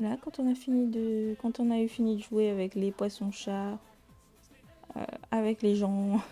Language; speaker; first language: French; native; French